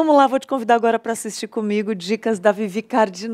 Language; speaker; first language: Portuguese; native; Portuguese